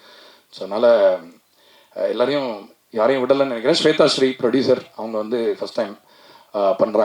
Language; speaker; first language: Tamil; native; Tamil